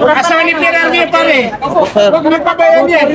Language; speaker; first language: Filipino; native; Filipino